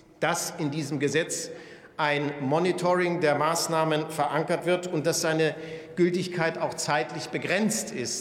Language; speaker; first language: German; native; German